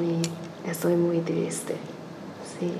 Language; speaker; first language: Spanish; non-native, learner; Chinese